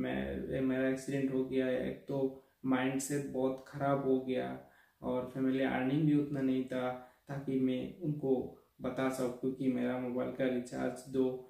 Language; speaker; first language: Hindi; non-native, local second language; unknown